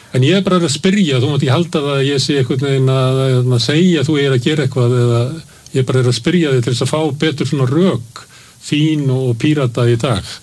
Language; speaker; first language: Icelandic; native; Icelandic